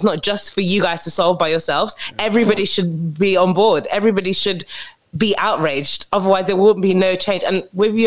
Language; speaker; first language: English; native; English